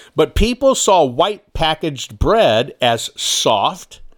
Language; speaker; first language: English; early bilingual, other home language; German